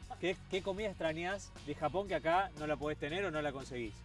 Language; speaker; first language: Spanish; native; Spanish